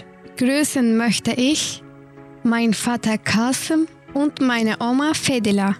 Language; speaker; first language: German; non-native, learner; Turkish